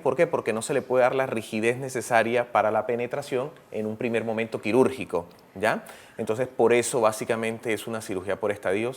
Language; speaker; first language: Spanish; native; Spanish